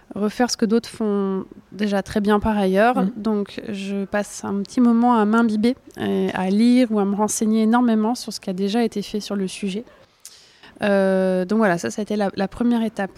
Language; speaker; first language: French; native; French